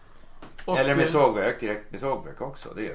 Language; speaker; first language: Swedish; non-native, fluent; English